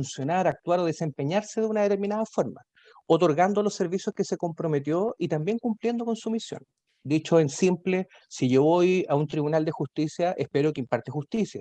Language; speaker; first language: Spanish; native; Spanish